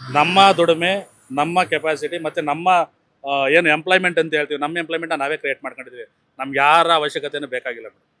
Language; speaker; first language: Kannada; native; Kannada